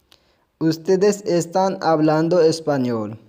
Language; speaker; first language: Spanish; non-native, fluent; Urdu